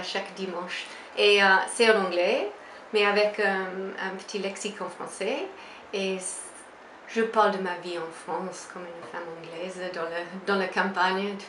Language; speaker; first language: French; non-native, fluent; English